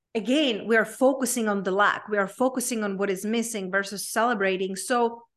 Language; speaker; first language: English; non-native, fluent; Czech